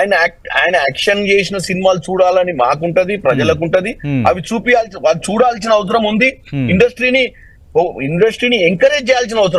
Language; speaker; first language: Telugu; native; Telugu